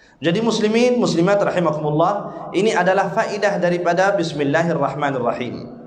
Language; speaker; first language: Malay; non-native, fluent; Arabic